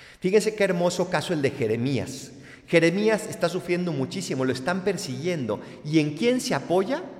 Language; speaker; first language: Spanish; native; Spanish